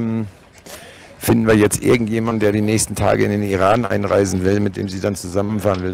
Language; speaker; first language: German; native; German